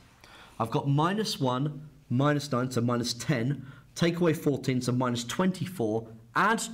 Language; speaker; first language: English; native; English